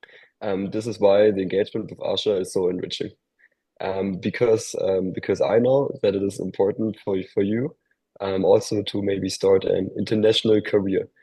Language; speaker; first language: English; non-native, fluent; German